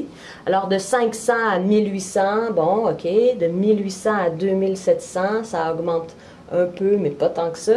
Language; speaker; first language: French; native; French